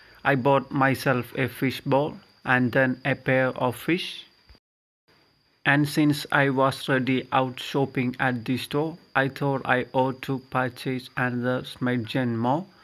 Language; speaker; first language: English; non-native, local second language; Malayalam